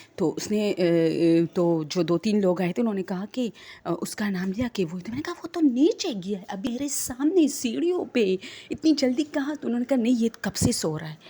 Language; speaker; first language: Urdu; non-native, local second language; Pashto